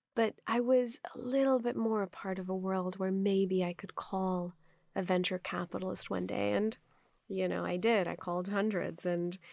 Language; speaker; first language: English; non-native, local second language; Urdu